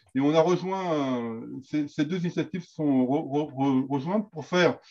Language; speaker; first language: French; native; French